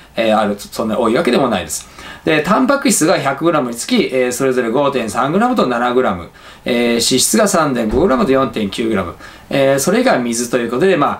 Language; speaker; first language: Japanese; native; Japanese